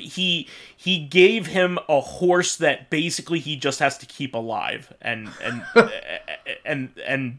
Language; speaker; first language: English; native; English